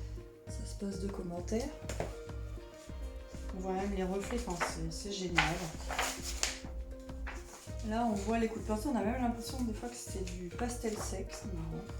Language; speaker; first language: French; native; French